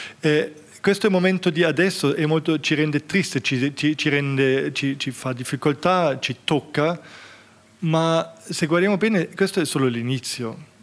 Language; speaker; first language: Italian; non-native, fluent; German